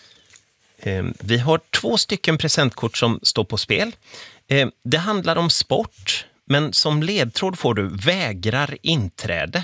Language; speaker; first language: Swedish; native; Swedish